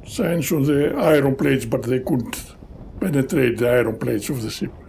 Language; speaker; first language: English; non-native, fluent; Greek